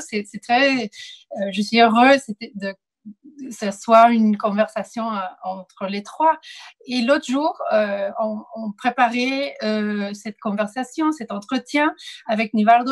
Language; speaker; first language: French; non-native, fluent; Spanish